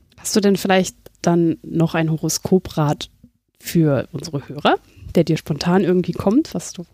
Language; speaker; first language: German; native; German